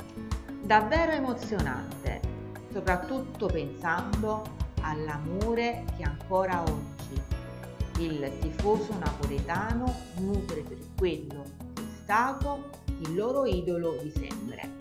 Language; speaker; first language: Italian; native; Italian